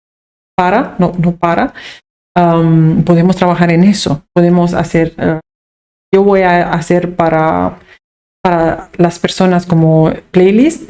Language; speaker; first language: Spanish; non-native, fluent; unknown